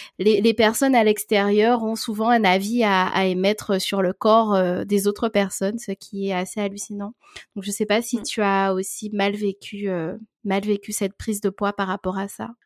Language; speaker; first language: French; native; French